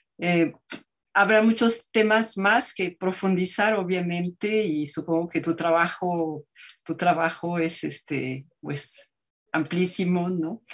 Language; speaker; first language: Spanish; native; Spanish